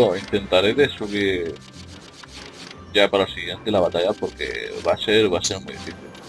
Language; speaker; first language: Spanish; native; Spanish